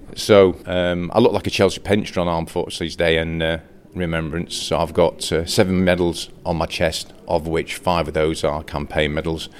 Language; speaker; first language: English; native; English